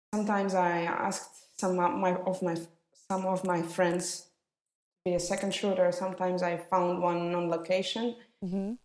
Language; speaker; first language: English; non-native, fluent; Russian